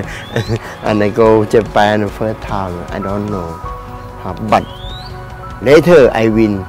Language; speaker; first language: English; non-native, learner; Thai